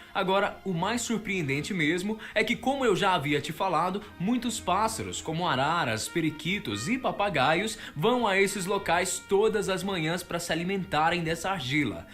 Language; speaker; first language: Portuguese; native; Portuguese